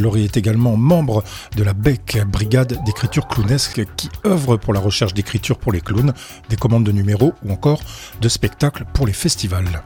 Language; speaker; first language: French; native; French